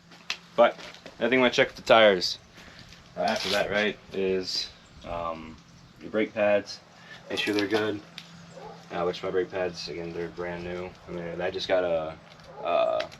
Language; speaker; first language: English; native; English